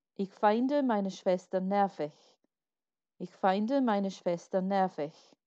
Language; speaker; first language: German; non-native, fluent; English